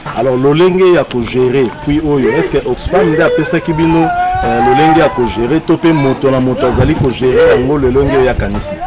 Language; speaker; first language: Lingala; native; Lingala